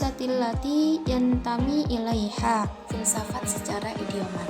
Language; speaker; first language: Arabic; non-native, learner; Indonesian